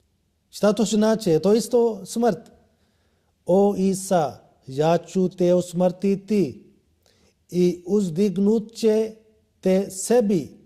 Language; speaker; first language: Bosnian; non-native, learner; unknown